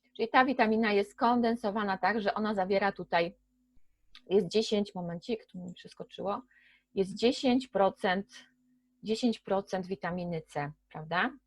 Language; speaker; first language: Polish; native; Polish